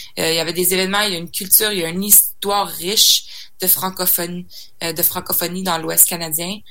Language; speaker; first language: French; native; French